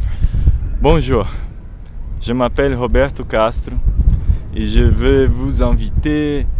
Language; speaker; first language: French; non-native, fluent; Portuguese